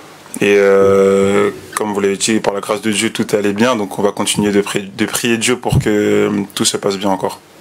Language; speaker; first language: French; native; French